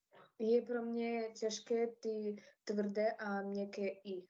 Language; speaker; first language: Czech; non-native, learner; Ukrainian